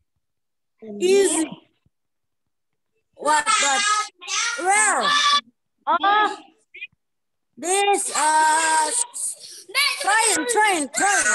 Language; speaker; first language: English; non-native, learner; Indonesian